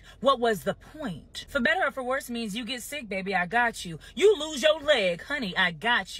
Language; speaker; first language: English; native; English